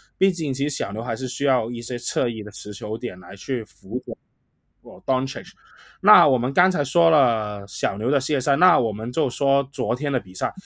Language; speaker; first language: Chinese; non-native, local second language; Cantonese